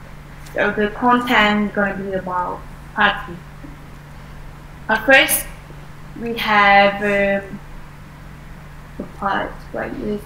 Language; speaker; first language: English; non-native, fluent; Vietnamese